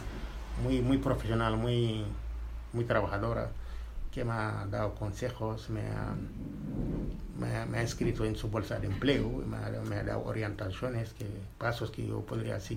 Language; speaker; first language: Spanish; non-native, fluent; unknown